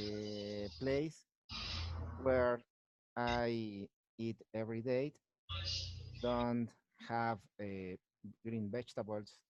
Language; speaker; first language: English; non-native, learner; Spanish